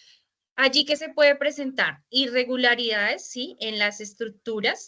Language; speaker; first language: Spanish; native; Spanish